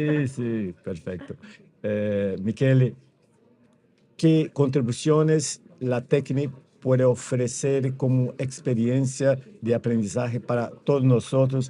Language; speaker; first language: Spanish; non-native, fluent; Portuguese